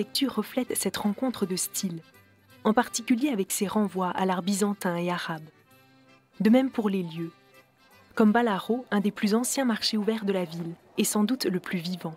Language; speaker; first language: French; native; French